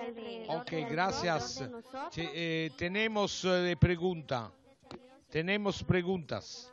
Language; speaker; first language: Spanish; non-native, learner; Italian